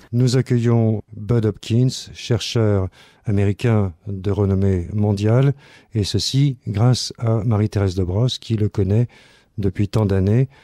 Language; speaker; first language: French; native; French